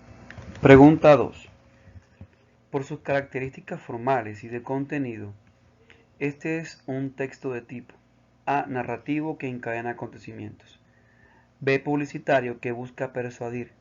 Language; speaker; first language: Spanish; native; Spanish